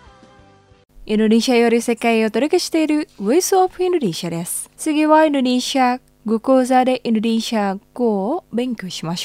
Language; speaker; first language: Japanese; non-native, fluent; Indonesian